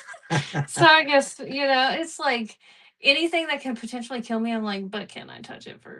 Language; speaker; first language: English; native; English